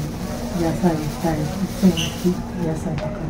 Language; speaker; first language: Japanese; non-native, learner; Filipino